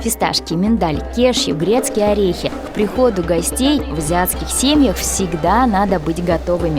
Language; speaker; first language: Russian; native; Russian